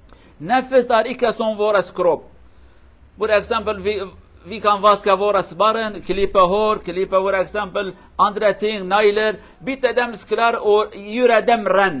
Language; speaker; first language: Norwegian; non-native, learner; Central Kurdish